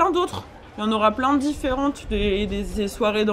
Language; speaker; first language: French; native; French